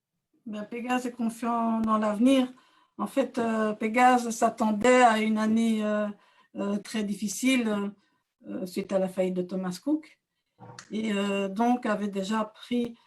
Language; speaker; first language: French; native; French